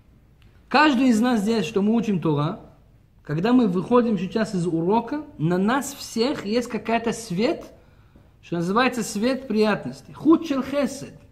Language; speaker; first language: Russian; early bilingual, heritage; Russian